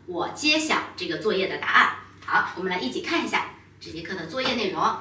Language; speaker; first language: Chinese; native; Chinese